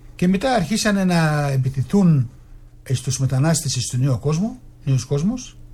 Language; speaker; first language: Greek; non-native, fluent; Arabic